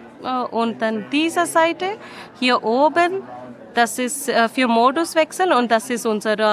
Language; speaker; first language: German; non-native, learner; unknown